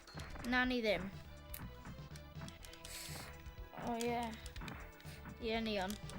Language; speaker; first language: Welsh; non-native, local second language; English